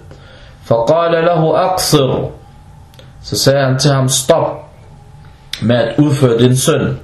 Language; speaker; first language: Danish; non-native, fluent; Arabic